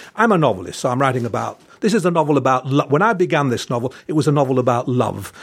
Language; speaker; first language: English; native; English